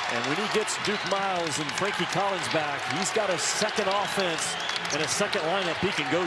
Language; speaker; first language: English; native; English